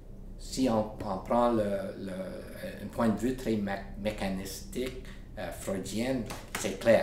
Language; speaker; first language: French; non-native, local second language; English